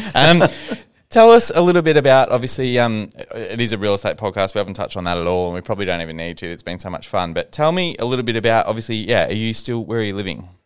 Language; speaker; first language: English; native; English